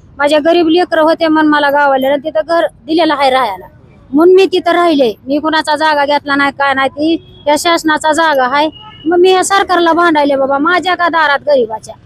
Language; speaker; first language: Marathi; non-native, local second language; Lambadi